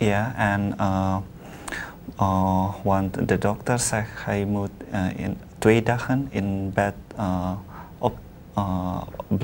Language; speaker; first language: Dutch; non-native, learner; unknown